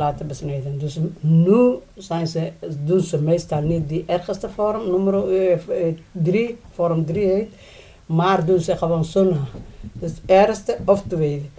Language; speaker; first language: Dutch; non-native, learner; Somali